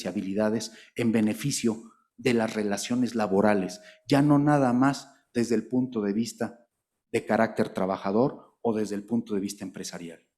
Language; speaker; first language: Spanish; native; Spanish